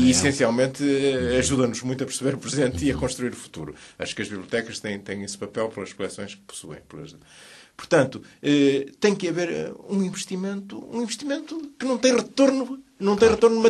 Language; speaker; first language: Portuguese; native; Portuguese